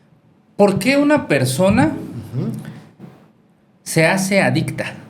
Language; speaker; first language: Spanish; native; Spanish